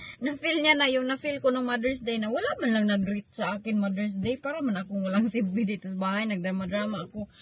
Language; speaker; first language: Filipino; non-native, local second language; Cebuano